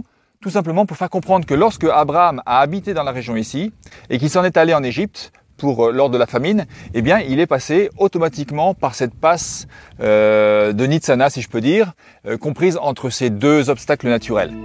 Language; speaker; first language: French; native; French